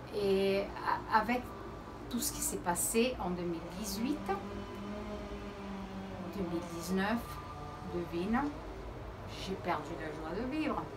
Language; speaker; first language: French; early bilingual, heritage; Portuguese